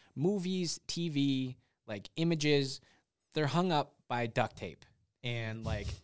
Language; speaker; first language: English; native; English